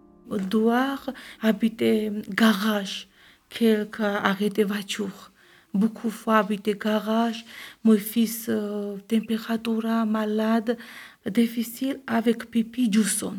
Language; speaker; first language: French; non-native, learner; Georgian